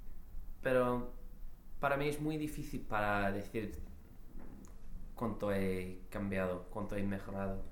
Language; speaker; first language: Spanish; non-native, learner; English